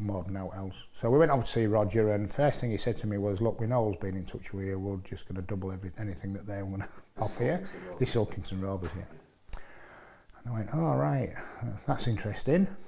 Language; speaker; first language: English; native; English